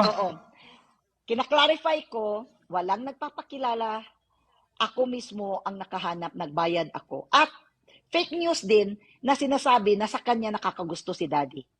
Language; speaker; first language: Filipino; non-native, local second language; Cebuano